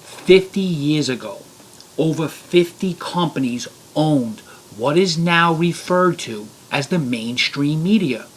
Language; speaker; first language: English; native; English